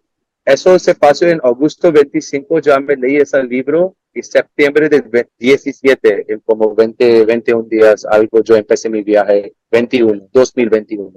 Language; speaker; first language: Spanish; non-native, learner; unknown